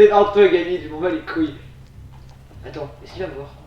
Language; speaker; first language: French; native; French